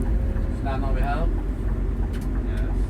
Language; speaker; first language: Swedish; non-native, learner; Tigrinya